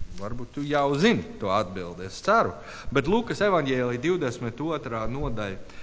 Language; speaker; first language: Latvian; non-native, learner; English